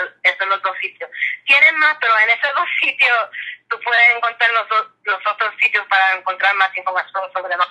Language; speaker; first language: Spanish; early bilingual, heritage; English